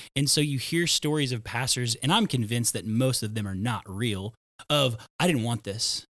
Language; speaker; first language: English; native; English